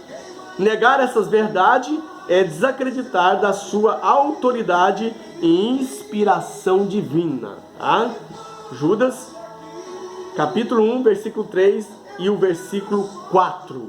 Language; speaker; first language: Portuguese; native; Portuguese